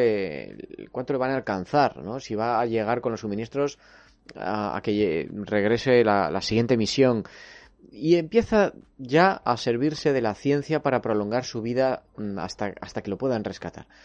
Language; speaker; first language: Spanish; native; Spanish